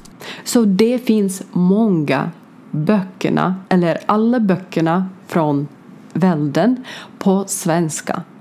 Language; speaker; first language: Swedish; non-native, learner; Ukrainian